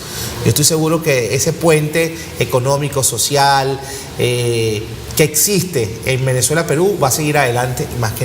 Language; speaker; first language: Spanish; native; Spanish